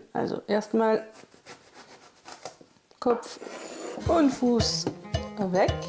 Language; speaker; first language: German; non-native, fluent; French